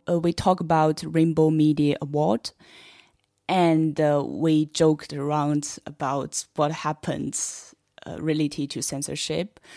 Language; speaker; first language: English; non-native, fluent; Chinese